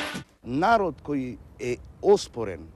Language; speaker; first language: Macedonian; native; Macedonian